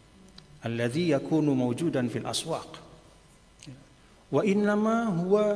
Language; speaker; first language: Arabic; non-native, fluent; Sasak